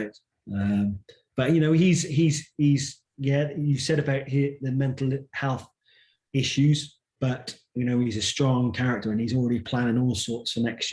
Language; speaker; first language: English; native; English